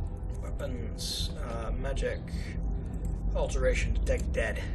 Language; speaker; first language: English; native; English